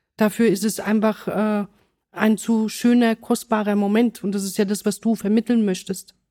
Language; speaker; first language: German; early bilingual, other home language; Italian